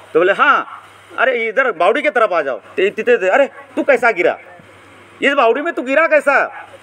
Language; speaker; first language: Hindi; non-native, local second language; Marathi